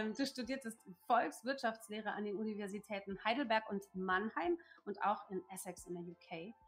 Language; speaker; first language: German; native; German